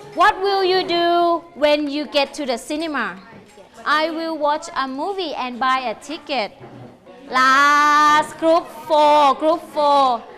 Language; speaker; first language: English; non-native, fluent; Thai